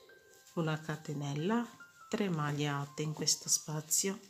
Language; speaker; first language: Italian; non-native, fluent; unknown